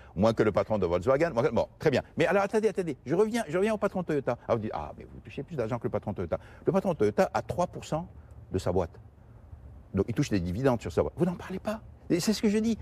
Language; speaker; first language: French; non-native, local second language; Portuguese